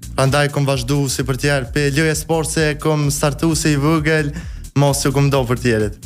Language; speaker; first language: Albanian; early bilingual, heritage; Albanian